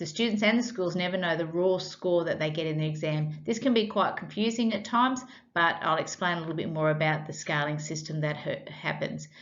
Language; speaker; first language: English; native; English